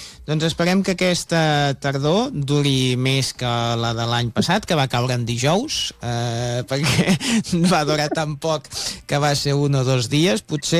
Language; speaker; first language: Catalan; native; Catalan